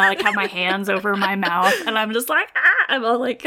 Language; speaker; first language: English; native; English